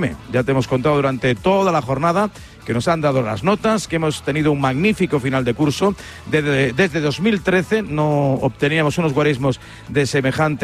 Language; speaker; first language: Spanish; native; Spanish